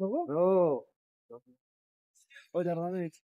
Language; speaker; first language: Korean; non-native, learner; Filipino